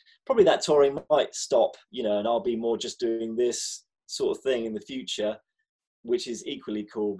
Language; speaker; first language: English; native; English